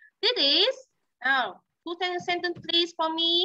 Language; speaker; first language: English; non-native, learner; Vietnamese